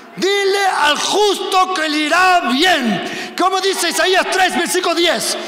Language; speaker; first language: Spanish; early bilingual, heritage; Spanish